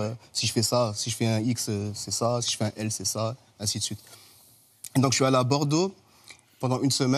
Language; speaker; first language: French; native; French